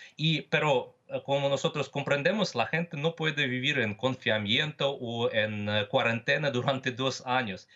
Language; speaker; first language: Spanish; non-native, fluent; Russian